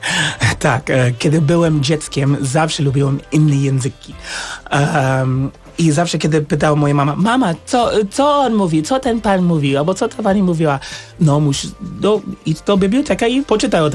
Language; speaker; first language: Polish; non-native, fluent; English